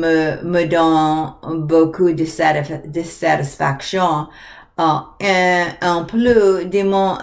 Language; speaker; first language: French; non-native, learner; English